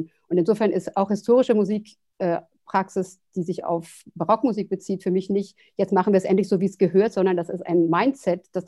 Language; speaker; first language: German; native; German